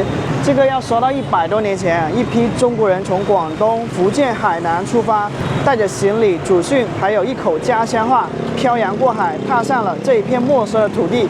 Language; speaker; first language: Chinese; native; Chinese